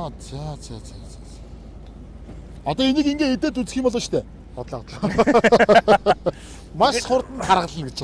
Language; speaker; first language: Mongolian; native; Mongolian